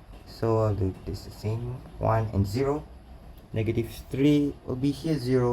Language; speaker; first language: English; non-native, local second language; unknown